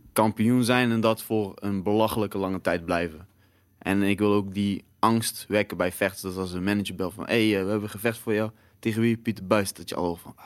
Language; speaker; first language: Dutch; native; Dutch